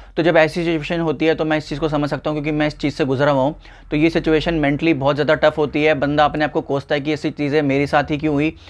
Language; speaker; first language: Hindi; native; Hindi